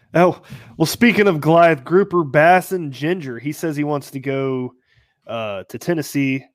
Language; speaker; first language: English; native; English